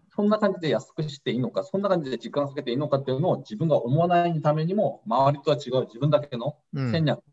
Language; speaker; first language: Japanese; early bilingual, other home language; Korean